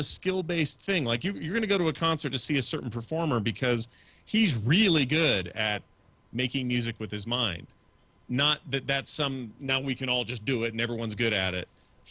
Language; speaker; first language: English; native; English